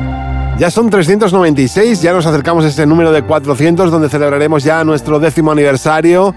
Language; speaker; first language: Spanish; native; Spanish